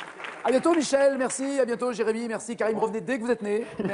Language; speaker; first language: French; native; French